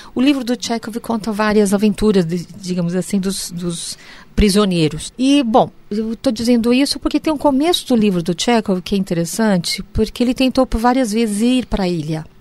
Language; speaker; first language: Portuguese; early bilingual, other home language; Japanese